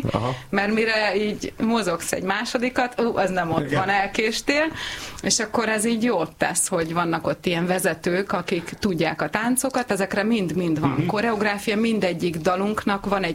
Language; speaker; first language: Hungarian; native; Hungarian